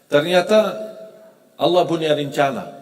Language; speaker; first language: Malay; non-native, fluent; Arabic